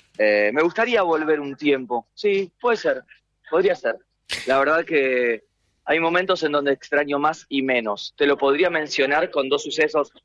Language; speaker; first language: Spanish; native; Spanish